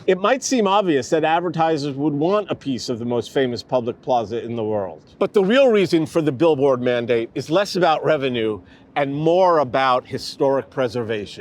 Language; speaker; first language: English; native; English